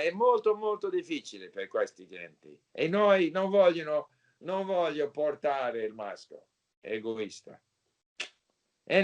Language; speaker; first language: Italian; non-native, learner; English